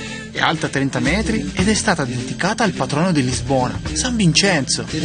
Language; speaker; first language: Italian; native; Italian